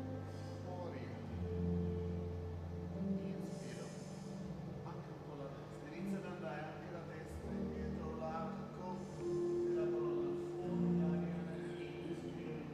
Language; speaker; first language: Italian; native; Italian